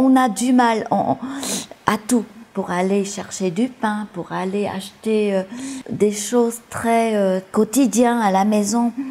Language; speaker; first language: French; early bilingual, other home language; Vietnamese